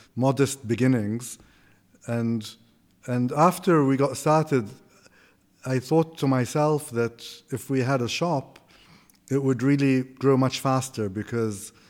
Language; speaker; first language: English; non-native, fluent; Arabic